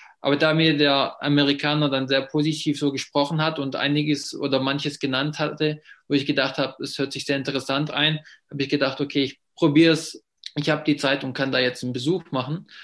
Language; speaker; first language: German; native; German